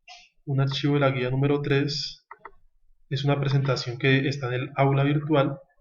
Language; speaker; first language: Spanish; native; Spanish